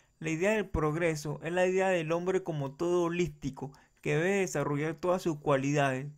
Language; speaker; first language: Spanish; native; Spanish